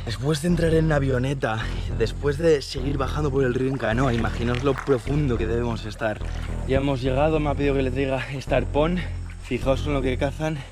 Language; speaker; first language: Spanish; native; Spanish